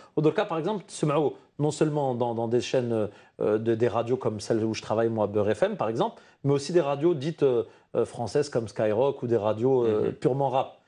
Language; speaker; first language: French; non-native, local second language; Arabic